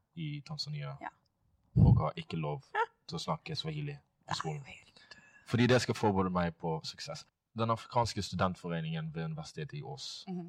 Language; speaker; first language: Norwegian; non-native, fluent; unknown